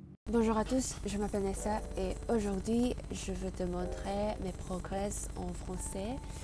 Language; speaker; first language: French; non-native, learner; Indonesian